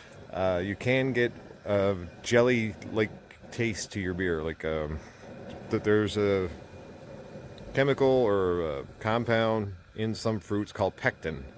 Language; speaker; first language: English; native; English